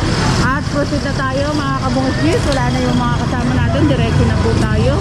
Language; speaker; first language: Filipino; native; Filipino